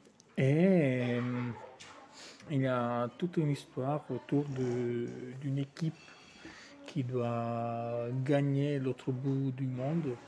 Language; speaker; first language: French; non-native, fluent; Italian